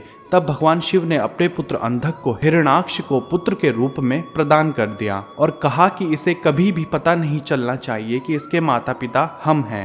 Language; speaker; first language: Hindi; native; Hindi